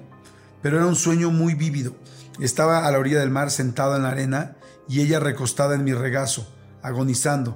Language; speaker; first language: Spanish; native; Spanish